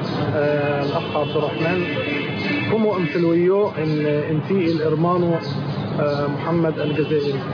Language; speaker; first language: Spanish; non-native, learner; Arabic